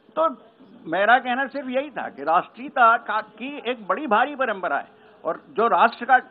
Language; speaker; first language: Hindi; native; Hindi